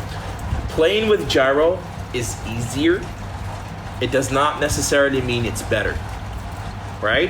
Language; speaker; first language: English; native; English